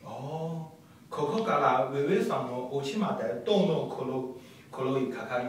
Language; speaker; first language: Japanese; non-native, learner; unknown